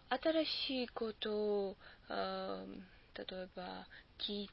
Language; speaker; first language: Japanese; non-native, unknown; Georgian